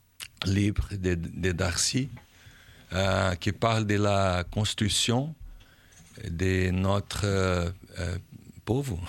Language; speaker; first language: French; non-native, learner; Portuguese